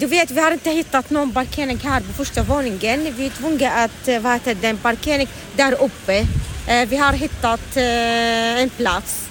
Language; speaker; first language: Swedish; non-native, learner; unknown